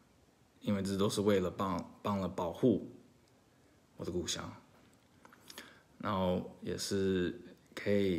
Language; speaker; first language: Chinese; early bilingual, heritage; Chinese